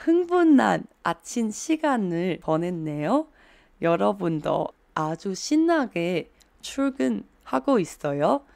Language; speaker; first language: Korean; non-native, fluent; Chinese